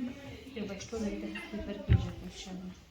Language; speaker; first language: Lithuanian; native; Lithuanian